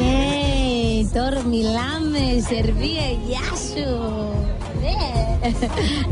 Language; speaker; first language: Greek; early bilingual, heritage; Greek